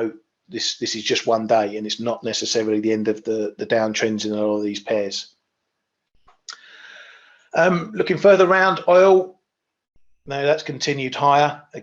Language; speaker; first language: English; native; English